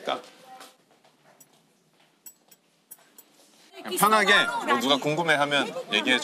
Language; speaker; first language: Korean; early bilingual, heritage; Korean